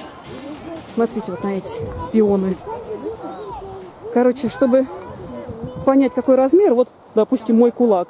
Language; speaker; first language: Russian; native; Russian